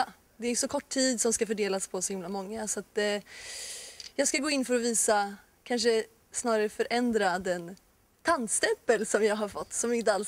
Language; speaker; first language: Swedish; native; Swedish